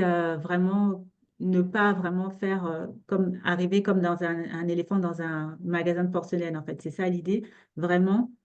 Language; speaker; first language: French; native; French